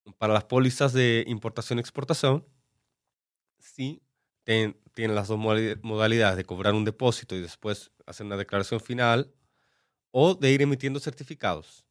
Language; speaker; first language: Spanish; native; Spanish